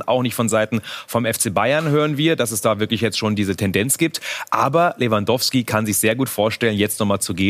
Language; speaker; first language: German; native; German